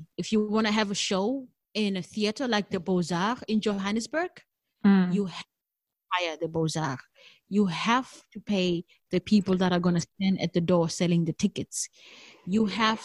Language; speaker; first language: English; non-native, local second language; Northern Sotho